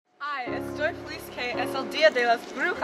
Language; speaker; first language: Spanish; non-native, learner; English